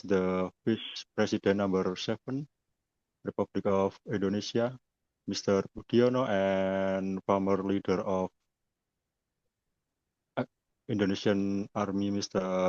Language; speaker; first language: English; non-native, learner; Indonesian